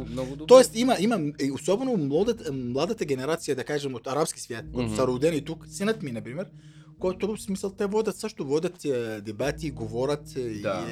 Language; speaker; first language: Bulgarian; non-native, fluent; Arabic